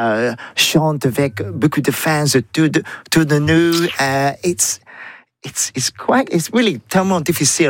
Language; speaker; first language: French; non-native, learner; English